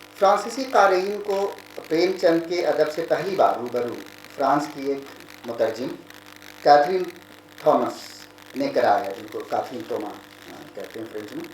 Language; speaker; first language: Urdu; native; Urdu